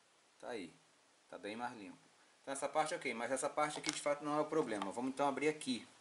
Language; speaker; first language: Portuguese; native; Portuguese